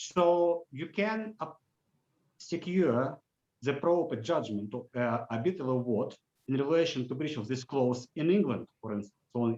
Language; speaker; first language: English; non-native, fluent; Russian